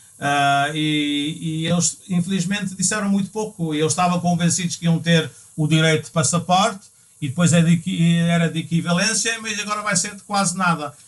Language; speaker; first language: Portuguese; early bilingual, other home language; English